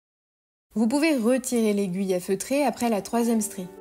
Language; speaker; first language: French; native; French